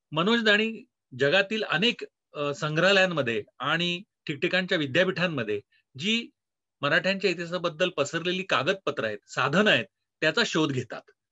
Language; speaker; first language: Marathi; native; Marathi